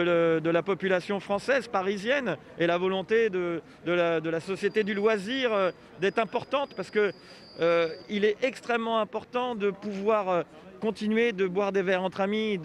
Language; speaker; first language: French; native; French